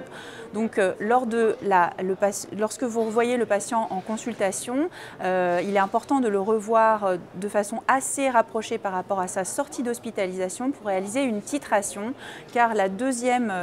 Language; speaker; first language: French; native; French